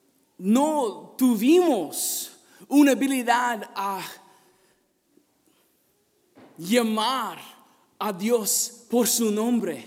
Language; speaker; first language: Spanish; non-native, fluent; English